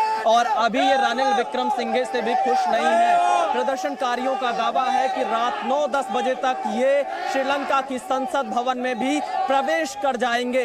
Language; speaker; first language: Hindi; native; Hindi